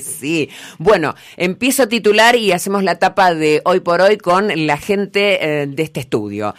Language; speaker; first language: Spanish; native; Spanish